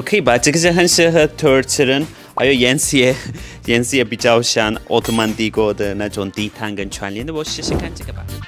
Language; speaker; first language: Chinese; non-native, fluent; Turkish